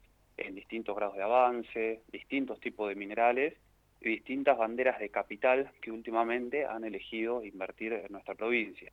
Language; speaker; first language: Spanish; native; Spanish